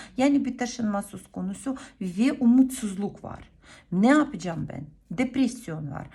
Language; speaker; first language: Turkish; non-native, fluent; Russian